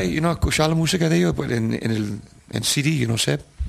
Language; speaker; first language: Spanish; early bilingual, heritage; Spanish